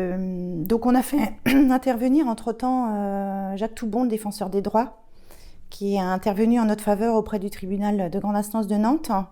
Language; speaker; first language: French; native; French